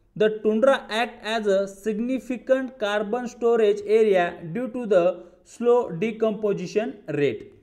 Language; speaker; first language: English; non-native, local second language; Marathi